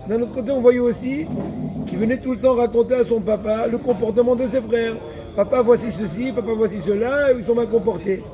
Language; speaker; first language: French; native; French